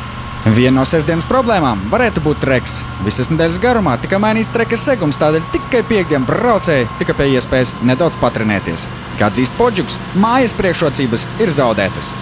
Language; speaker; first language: Latvian; native; Latvian